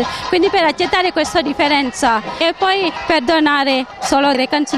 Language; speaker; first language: Italian; non-native, learner; Tamil